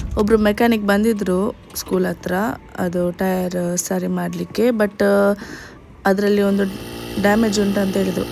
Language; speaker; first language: Kannada; non-native, local second language; Konkani